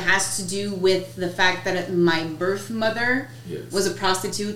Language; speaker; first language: English; non-native, fluent; French